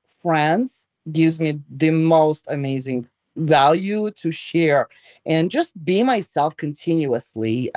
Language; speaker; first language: English; non-native, fluent; Russian